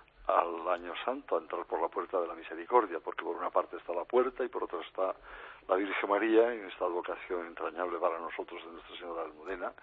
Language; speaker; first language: Spanish; native; Spanish